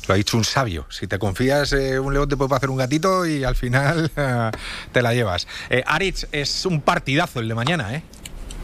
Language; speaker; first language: Spanish; native; Spanish